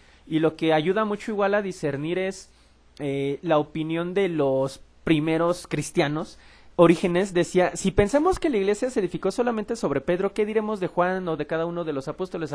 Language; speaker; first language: Spanish; native; Spanish